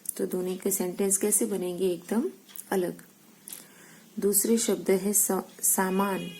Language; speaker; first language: Hindi; non-native, local second language; Gujarati